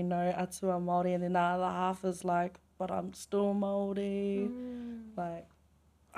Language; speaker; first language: English; native; English